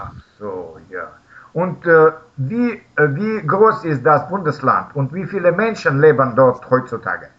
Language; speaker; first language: German; non-native, learner; Russian